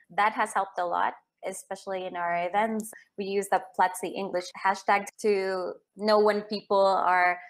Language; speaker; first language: English; non-native, fluent; Spanish